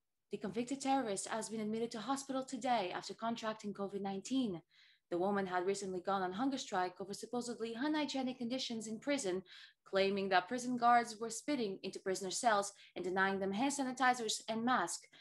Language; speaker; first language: English; non-native, fluent; Portuguese